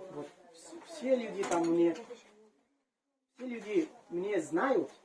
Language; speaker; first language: Russian; non-native, learner; Manipuri